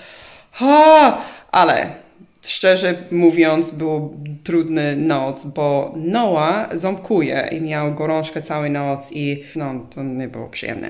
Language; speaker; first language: Polish; early bilingual, heritage; English